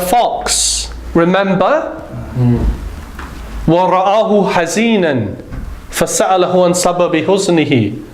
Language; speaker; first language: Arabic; non-native, fluent; English